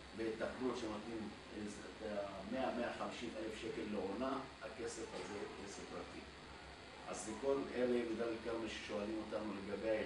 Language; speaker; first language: Hebrew; non-native, local second language; Arabic